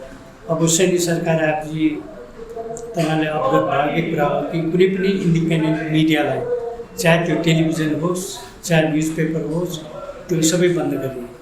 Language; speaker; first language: Nepali; native; Nepali